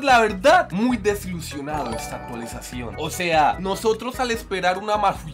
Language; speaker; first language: Spanish; native; Spanish